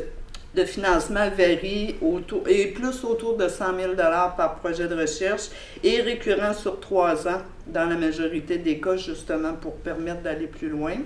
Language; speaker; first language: French; native; French